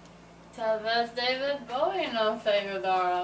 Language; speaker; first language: Spanish; non-native, learner; English